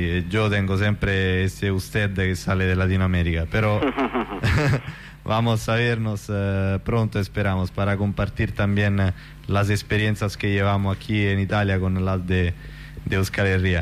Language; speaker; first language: Spanish; non-native, fluent; Italian